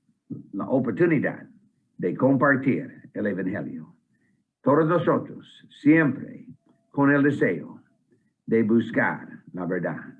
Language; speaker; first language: Spanish; non-native, fluent; English